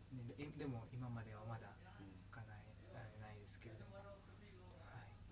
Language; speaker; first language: Japanese; non-native, fluent; Indonesian